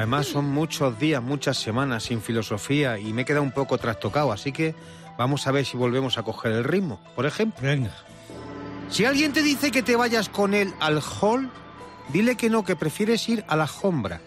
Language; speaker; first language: Spanish; native; Spanish